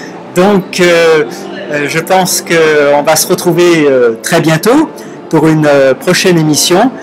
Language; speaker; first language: French; native; French